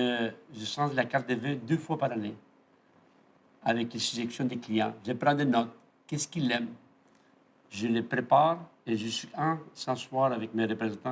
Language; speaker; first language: French; non-native, fluent; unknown